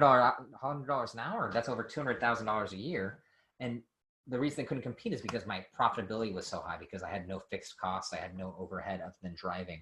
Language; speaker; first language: English; native; English